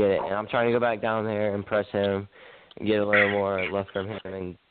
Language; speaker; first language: English; native; English